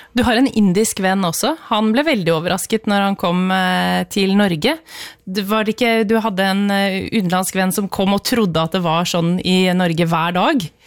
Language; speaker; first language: Norwegian; native; Norwegian